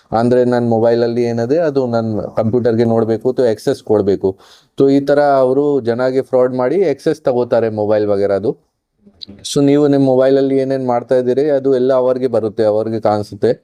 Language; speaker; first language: Kannada; non-native, fluent; Hindi